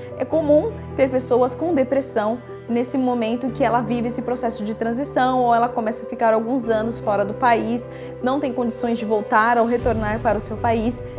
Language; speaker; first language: Portuguese; native; Portuguese